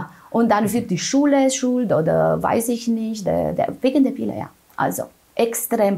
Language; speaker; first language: German; non-native, fluent; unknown